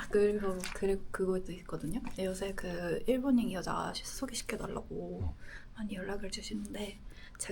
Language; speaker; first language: Korean; non-native, fluent; Japanese